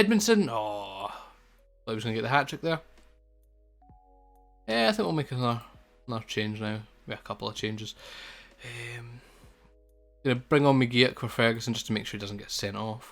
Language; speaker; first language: English; native; English